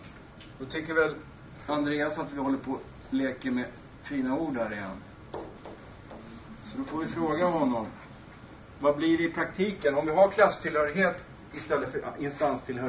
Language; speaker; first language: Swedish; native; Swedish